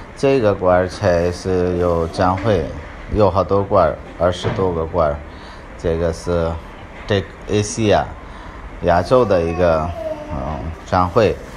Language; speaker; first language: Chinese; non-native, fluent; Hindi